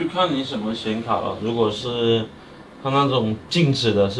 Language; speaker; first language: Chinese; native; Chinese